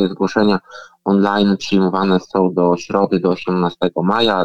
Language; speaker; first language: Polish; native; Polish